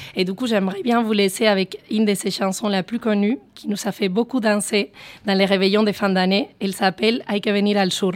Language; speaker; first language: French; non-native, fluent; Spanish